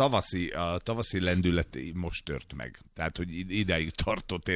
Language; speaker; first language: Hungarian; native; Hungarian